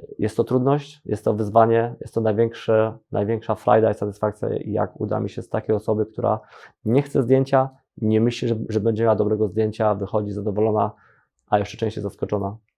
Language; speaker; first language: Polish; native; Polish